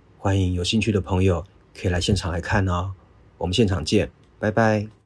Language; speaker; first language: Chinese; native; Chinese